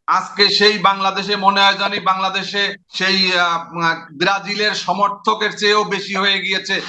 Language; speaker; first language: Bangla; native; Bangla